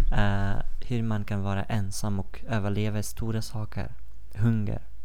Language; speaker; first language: Swedish; non-native, fluent; Persian